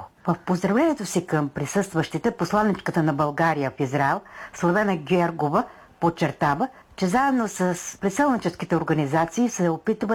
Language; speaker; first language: Bulgarian; native; Bulgarian